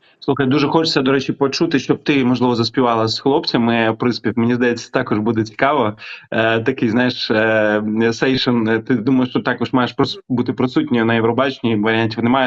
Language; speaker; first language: Ukrainian; native; Ukrainian